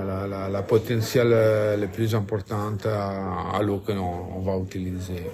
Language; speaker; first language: French; non-native, fluent; Italian